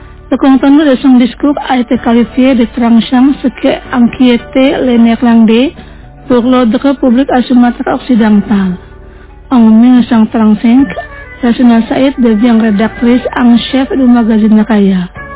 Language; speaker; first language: French; non-native, fluent; Indonesian